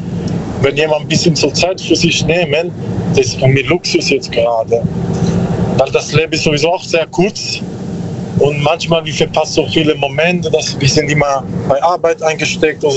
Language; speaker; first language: German; non-native, learner; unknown